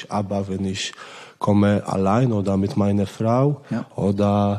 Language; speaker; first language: German; non-native, learner; Polish